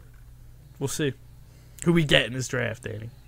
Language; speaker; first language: English; native; English